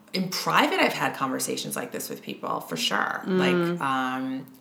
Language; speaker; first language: English; native; English